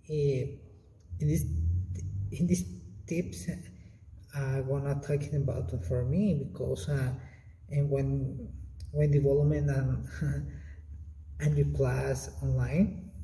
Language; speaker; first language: English; non-native, learner; Spanish